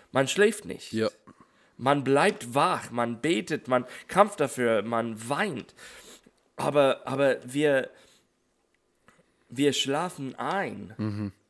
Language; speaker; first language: German; non-native, fluent; English